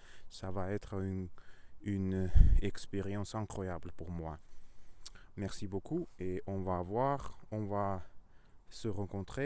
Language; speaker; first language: French; non-native, learner; Russian